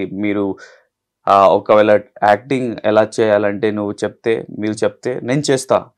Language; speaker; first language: Telugu; non-native, local second language; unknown